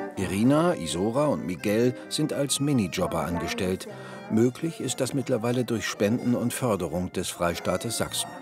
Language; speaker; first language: German; native; German